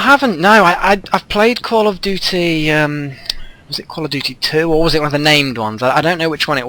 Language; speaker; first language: English; native; English